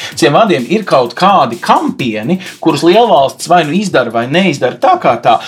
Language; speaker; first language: Latvian; native; Latvian